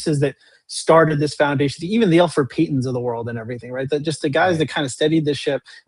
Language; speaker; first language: English; native; English